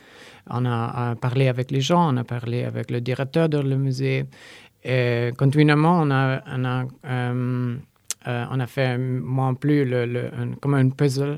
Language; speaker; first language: French; non-native, learner; Polish